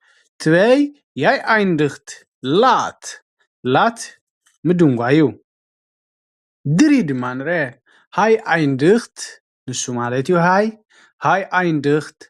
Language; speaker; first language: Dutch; non-native, fluent; Tigrinya